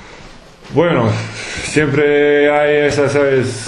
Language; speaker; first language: Spanish; non-native, fluent; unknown